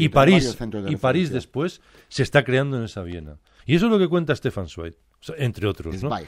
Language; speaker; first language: Spanish; native; Spanish